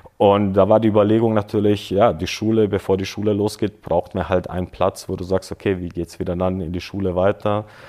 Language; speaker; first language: German; early bilingual, other home language; Croatian